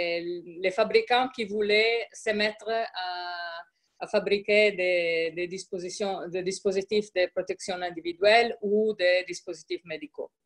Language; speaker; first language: French; non-native, fluent; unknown